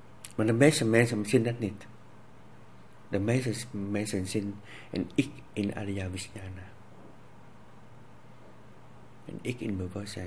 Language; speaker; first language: Dutch; non-native, fluent; Vietnamese